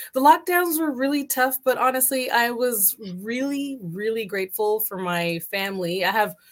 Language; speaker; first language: English; native; English